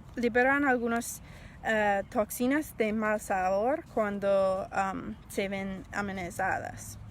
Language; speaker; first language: Spanish; non-native, learner; English